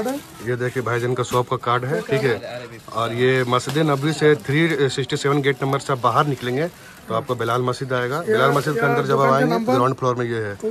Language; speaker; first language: Hindi; native; Hindi